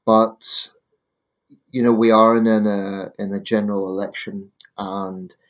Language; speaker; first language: English; native; English